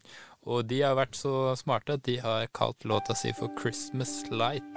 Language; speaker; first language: Norwegian; native; Norwegian